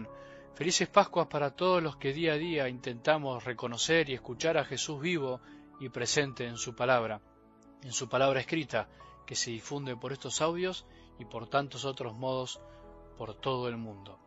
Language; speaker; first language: Spanish; native; Spanish